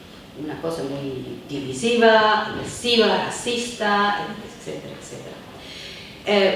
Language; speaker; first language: Spanish; non-native, fluent; Italian